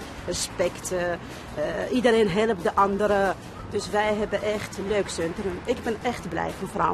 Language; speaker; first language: Dutch; non-native, fluent; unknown